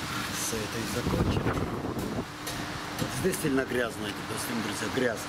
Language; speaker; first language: Russian; non-native, fluent; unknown